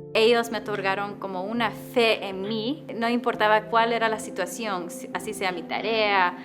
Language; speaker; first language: Spanish; early bilingual, other home language; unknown